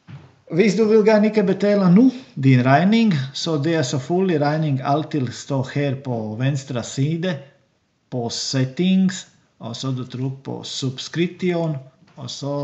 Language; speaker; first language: Danish; non-native, learner; Latvian